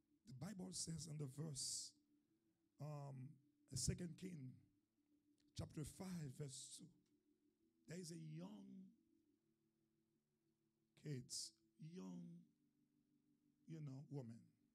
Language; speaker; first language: English; non-native, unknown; Haitian Creole